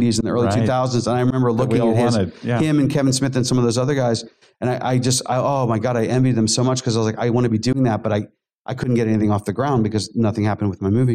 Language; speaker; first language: English; native; English